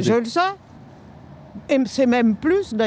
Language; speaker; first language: French; native; French